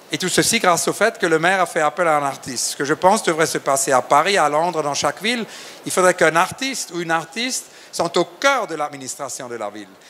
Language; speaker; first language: French; native; French